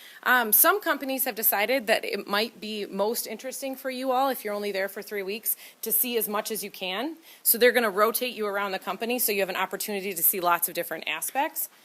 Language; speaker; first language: English; native; English